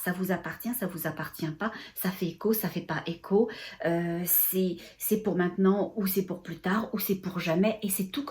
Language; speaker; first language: French; native; French